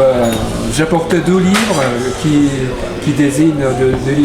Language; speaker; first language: French; non-native, learner; Japanese